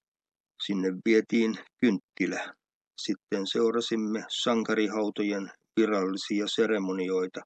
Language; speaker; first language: Finnish; native; Finnish